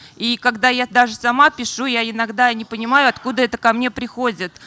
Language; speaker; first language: Russian; non-native, local second language; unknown